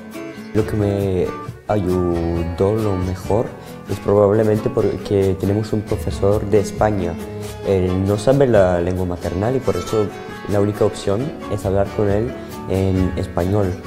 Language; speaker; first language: Spanish; non-native, learner; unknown